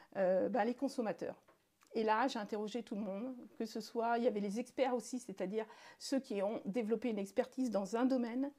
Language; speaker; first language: French; native; French